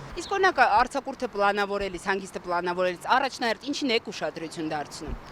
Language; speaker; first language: Armenian; native; Armenian